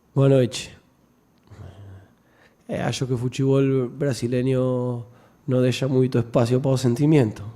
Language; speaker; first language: Portuguese; non-native, fluent; Spanish